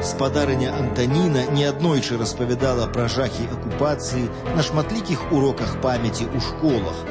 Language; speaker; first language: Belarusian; native; Belarusian